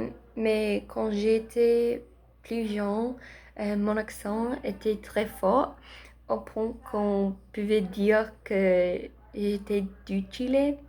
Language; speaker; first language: French; non-native, learner; Spanish